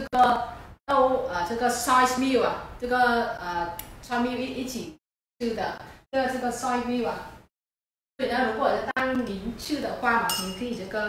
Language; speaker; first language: Chinese; non-native, fluent; Vietnamese